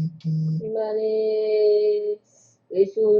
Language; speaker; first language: Korean; non-native, learner; Vietnamese